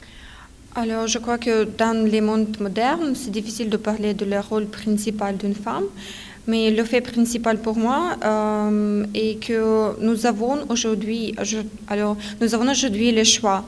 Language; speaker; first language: French; non-native, fluent; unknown